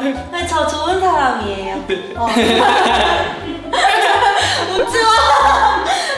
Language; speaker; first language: Korean; native; Korean